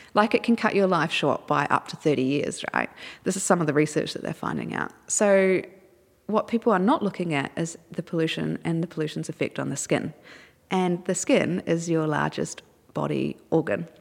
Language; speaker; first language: English; native; English